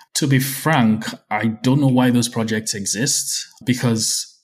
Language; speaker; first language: English; non-native, local second language; Yoruba